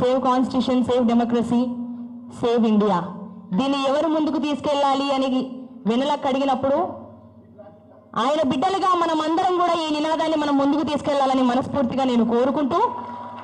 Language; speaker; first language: Telugu; native; Telugu